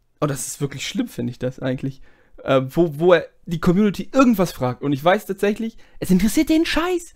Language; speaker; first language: German; native; German